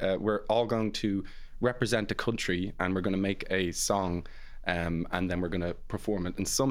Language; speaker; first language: English; native; English